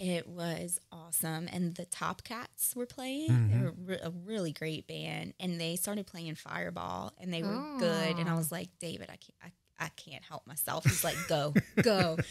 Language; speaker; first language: English; native; English